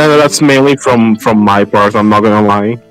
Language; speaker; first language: English; native; English